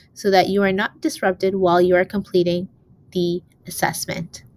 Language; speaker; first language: English; native; English